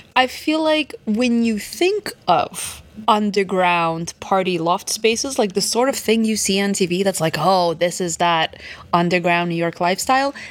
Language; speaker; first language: English; early bilingual, other home language; Russian